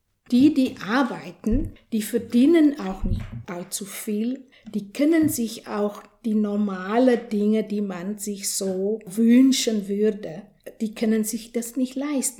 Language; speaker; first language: German; non-native, fluent; Afrikaans